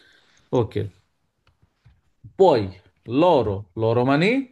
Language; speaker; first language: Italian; non-native, fluent; Bangla